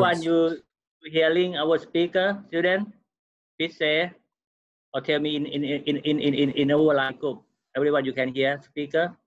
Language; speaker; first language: English; non-native, learner; Thai